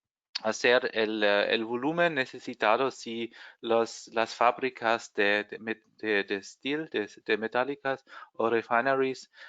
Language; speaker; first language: Spanish; non-native, fluent; German